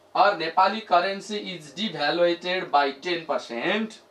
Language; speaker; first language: English; non-native, local second language; Nepali